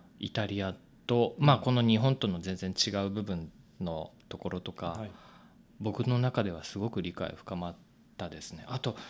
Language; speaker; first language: Japanese; native; Japanese